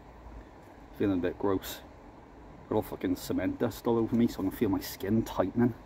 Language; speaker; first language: English; native; English